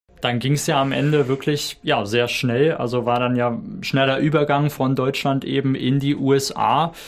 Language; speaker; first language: German; native; German